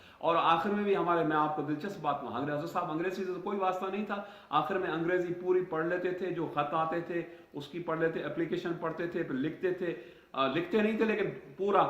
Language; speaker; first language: Urdu; non-native, local second language; Sindhi